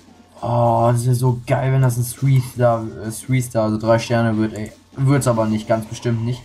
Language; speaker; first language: German; native; German